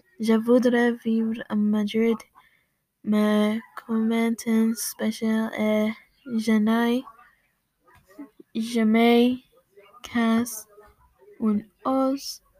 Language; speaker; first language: French; non-native, learner; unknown